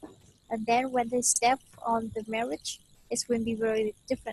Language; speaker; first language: English; non-native, fluent; Vietnamese